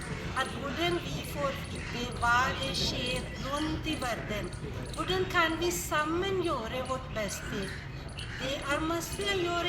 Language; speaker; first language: Norwegian; non-native, fluent; Urdu